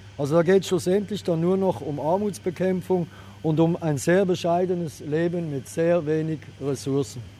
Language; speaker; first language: German; native; German